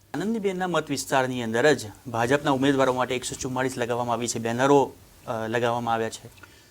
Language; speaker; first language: Gujarati; native; Gujarati